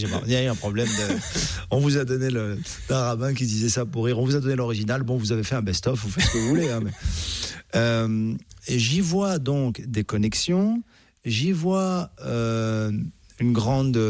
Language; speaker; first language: French; native; French